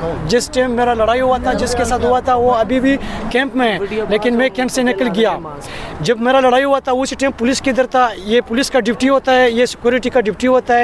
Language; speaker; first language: Hindi; non-native, fluent; Pashto